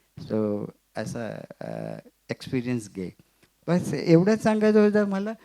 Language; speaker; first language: Marathi; non-native, local second language; Gujarati